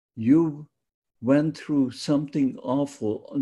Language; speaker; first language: English; non-native, fluent; Polish